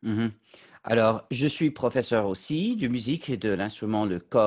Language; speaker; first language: French; non-native, fluent; English